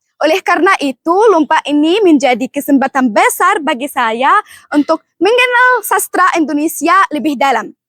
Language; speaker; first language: Indonesian; non-native, learner; Arabic